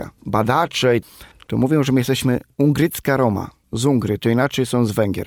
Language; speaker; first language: Polish; non-native, local second language; Romany